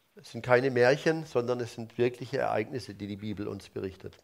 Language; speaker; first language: German; native; German